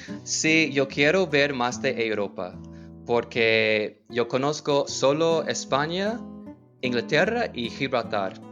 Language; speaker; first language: Spanish; non-native, fluent; English